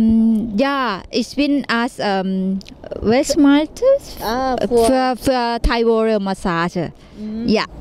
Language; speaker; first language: German; non-native, learner; Thai